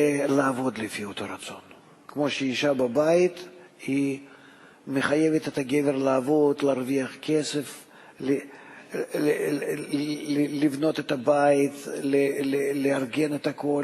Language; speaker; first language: Hebrew; non-native, fluent; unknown